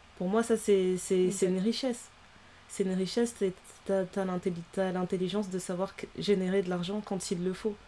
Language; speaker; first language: French; early bilingual, other home language; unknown